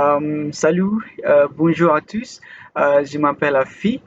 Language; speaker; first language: French; non-native, learner; Malay